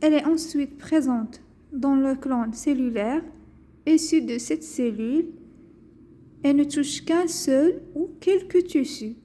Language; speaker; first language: French; non-native, local second language; Arabic